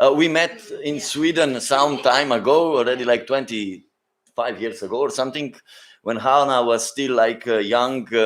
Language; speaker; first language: English; non-native, fluent; Slovenian